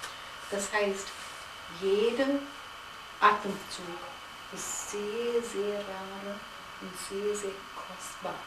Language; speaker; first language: German; non-native, fluent; Gujarati